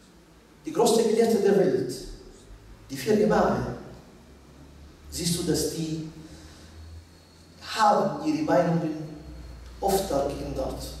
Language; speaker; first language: German; non-native, fluent; Arabic